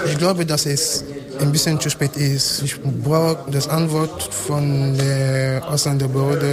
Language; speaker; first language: German; non-native, fluent; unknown